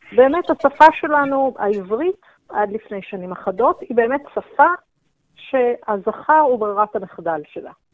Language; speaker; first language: Hebrew; native; Hebrew